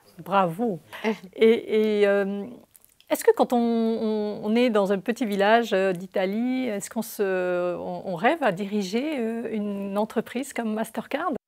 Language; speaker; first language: French; native; French